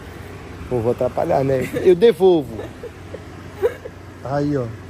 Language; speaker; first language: Portuguese; native; Portuguese